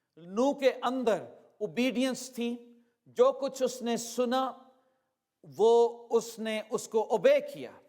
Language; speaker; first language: Urdu; native; Urdu